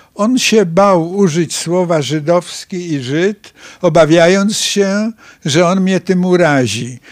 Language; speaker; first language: Polish; native; Polish